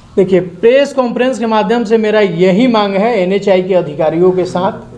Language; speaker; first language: Hindi; native; Hindi